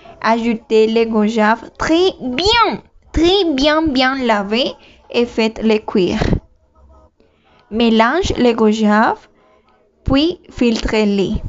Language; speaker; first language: French; non-native, learner; Spanish